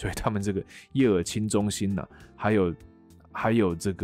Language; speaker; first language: Chinese; native; Chinese